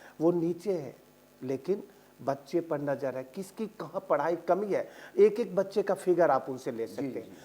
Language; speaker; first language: Hindi; native; Hindi